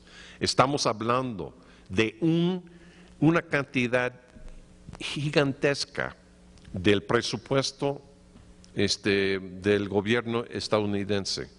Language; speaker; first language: Spanish; non-native, fluent; English